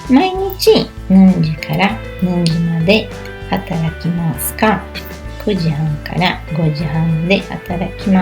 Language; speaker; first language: Japanese; non-native, learner; Portuguese